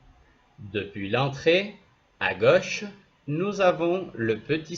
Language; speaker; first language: French; non-native, fluent; Spanish